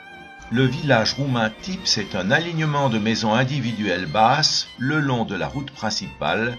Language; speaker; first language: French; native; French